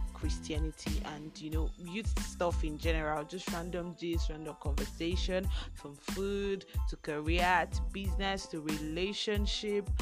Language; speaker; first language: English; non-native, local second language; Yoruba